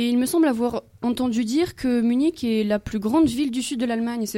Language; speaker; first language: French; native; French